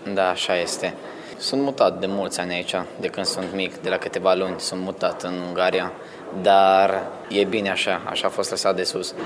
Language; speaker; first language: Romanian; early bilingual, other home language; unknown